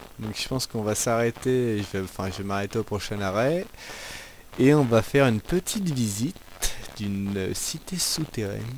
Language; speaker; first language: French; native; French